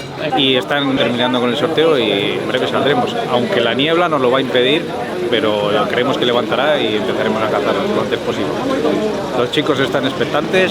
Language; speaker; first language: Spanish; native; Spanish